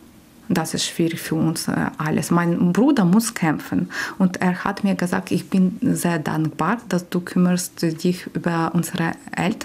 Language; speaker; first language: German; non-native, learner; Ukrainian